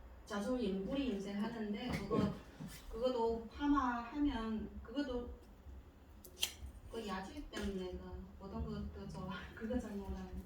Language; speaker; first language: Korean; non-native, learner; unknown